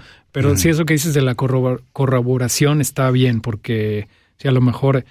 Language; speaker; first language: Spanish; native; Spanish